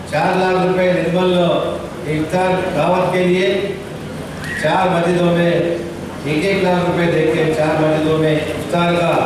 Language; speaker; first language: Hindi; non-native, local second language; Urdu